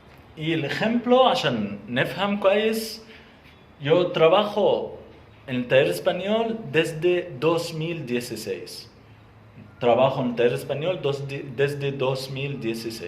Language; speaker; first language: Spanish; non-native, fluent; Arabic